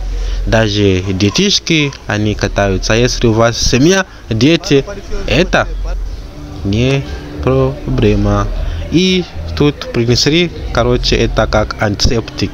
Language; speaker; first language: Russian; non-native, learner; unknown